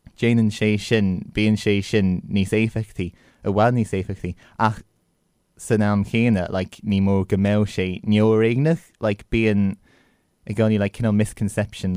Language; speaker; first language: Irish; non-native, local second language; English